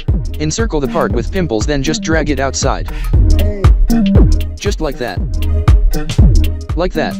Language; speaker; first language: English; non-native, local second language; Filipino